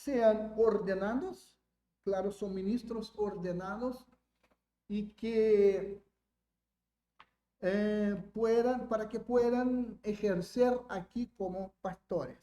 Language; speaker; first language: Spanish; non-native, fluent; Portuguese